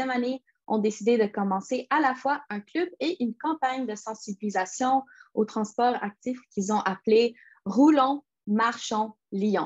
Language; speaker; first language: French; native; French